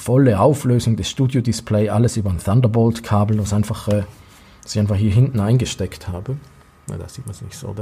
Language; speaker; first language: German; native; German